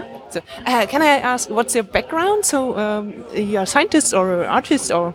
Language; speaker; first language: English; non-native, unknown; German